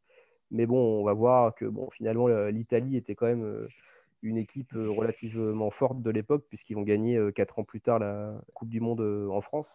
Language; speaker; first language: French; native; French